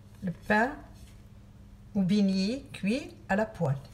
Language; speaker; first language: French; non-native, fluent; Arabic